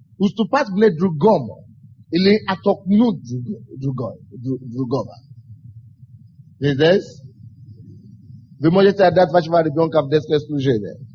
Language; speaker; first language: Russian; non-native, fluent; Yoruba